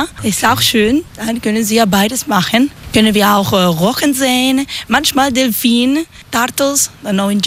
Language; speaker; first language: German; non-native, learner; Spanish